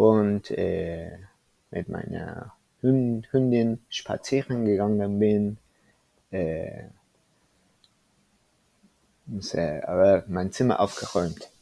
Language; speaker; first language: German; non-native, fluent; Spanish